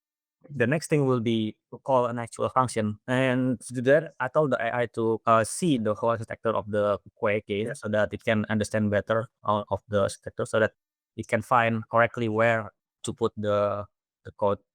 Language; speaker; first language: English; non-native, fluent; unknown